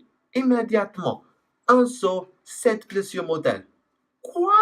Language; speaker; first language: French; non-native, fluent; English